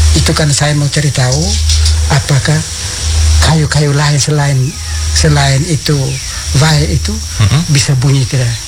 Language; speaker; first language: Indonesian; non-native, local second language; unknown